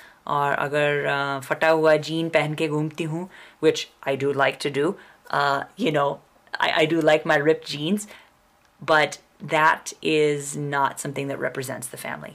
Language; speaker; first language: English; native; English